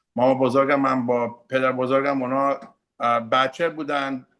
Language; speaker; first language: Persian; early bilingual, other home language; Assyrian Neo-Aramaic